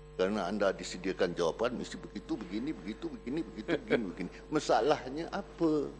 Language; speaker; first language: Malay; native; Malay